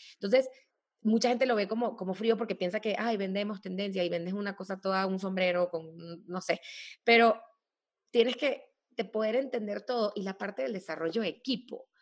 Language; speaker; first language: Spanish; native; Spanish